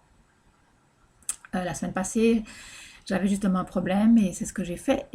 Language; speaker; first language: French; native; French